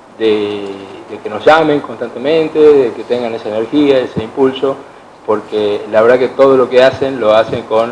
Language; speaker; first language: Spanish; native; Spanish